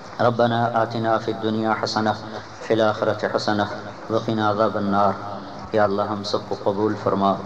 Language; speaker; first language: Urdu; non-native, local second language; Punjabi